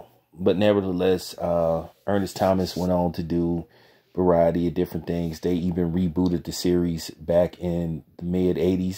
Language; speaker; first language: English; native; English